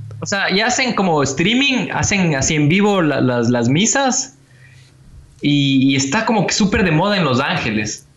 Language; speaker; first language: Spanish; native; Spanish